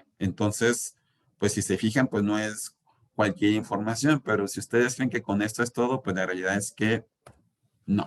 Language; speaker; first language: Spanish; native; Spanish